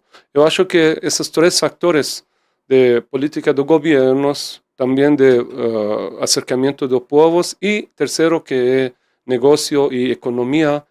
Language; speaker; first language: Portuguese; non-native, fluent; Persian